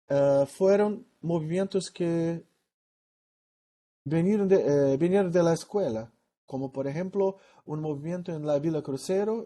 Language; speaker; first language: Spanish; non-native, learner; Portuguese